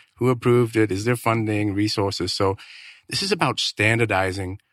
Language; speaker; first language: English; non-native, fluent; Danish